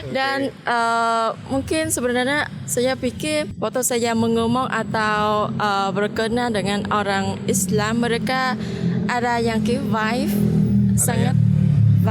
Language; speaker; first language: Indonesian; non-native, learner; Vietnamese